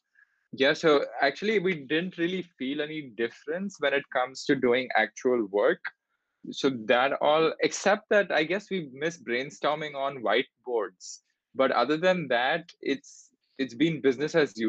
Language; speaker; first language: English; non-native, local second language; Hindi